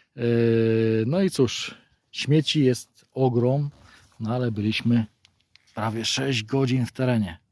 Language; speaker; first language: Polish; native; Polish